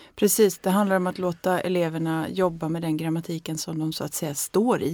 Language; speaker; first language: Swedish; native; Swedish